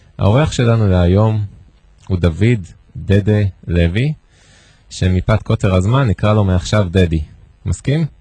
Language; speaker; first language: Hebrew; native; Hebrew